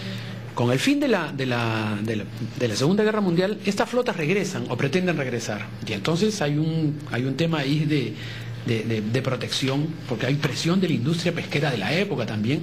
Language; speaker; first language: Spanish; native; Spanish